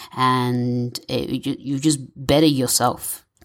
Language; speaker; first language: English; native; English